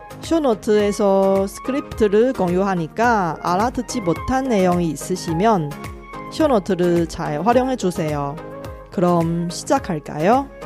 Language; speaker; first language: Korean; non-native, fluent; Chinese